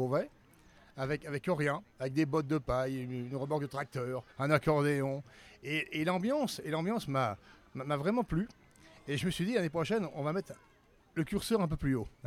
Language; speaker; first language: French; native; French